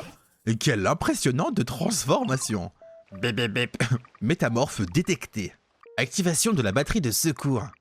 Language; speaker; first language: French; native; French